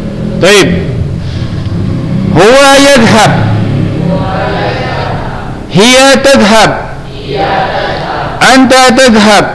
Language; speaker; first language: Arabic; non-native, fluent; Indonesian